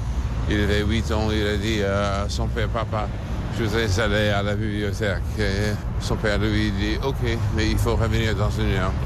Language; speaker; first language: French; non-native, fluent; English